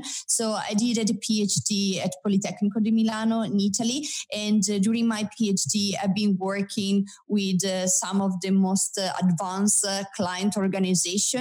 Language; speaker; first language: English; non-native, fluent; Italian